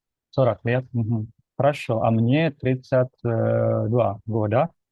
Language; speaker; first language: Russian; non-native, fluent; Indonesian